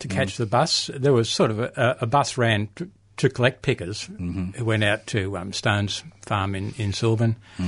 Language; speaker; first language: English; native; English